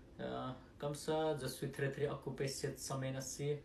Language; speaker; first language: French; non-native, learner; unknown